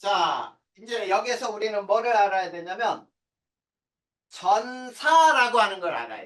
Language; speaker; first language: Korean; native; Korean